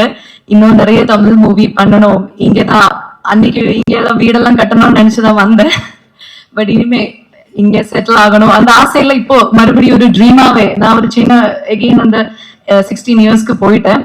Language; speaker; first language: Tamil; non-native, fluent; Malayalam